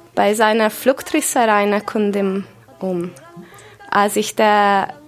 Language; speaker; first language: German; non-native, learner; Icelandic